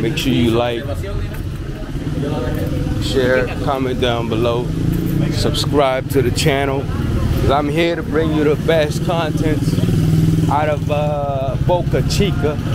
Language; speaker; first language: English; native; English